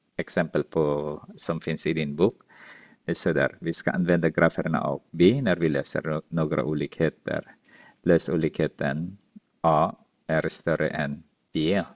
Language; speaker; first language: Swedish; non-native, fluent; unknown